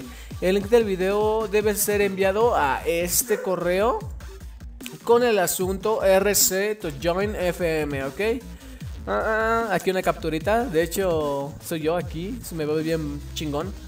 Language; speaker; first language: Spanish; native; Spanish